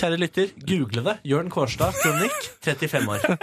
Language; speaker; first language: Norwegian; native; Norwegian